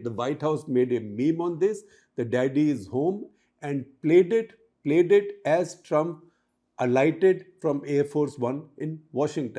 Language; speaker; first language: English; non-native, local second language; Hindi